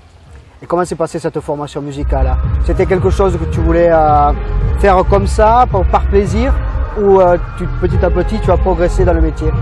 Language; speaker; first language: French; native; French